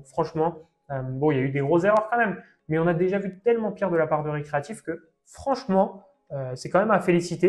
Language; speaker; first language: French; native; French